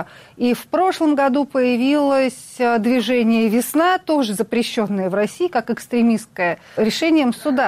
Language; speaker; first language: Russian; native; Russian